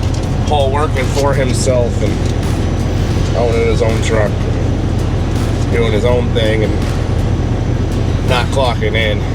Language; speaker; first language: English; native; English